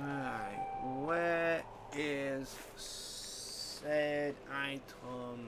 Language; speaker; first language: English; native; English